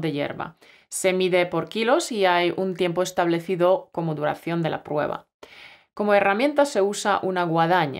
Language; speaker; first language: Spanish; native; Spanish